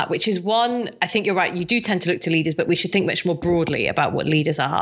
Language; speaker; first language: English; native; English